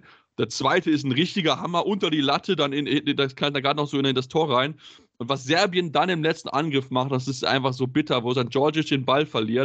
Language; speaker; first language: German; native; German